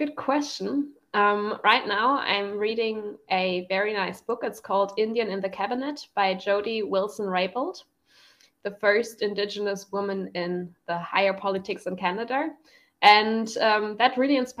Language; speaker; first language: English; non-native, fluent; German